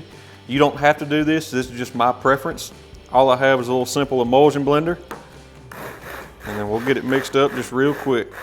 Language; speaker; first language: English; native; English